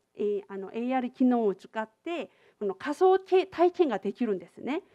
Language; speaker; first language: Japanese; non-native, fluent; Korean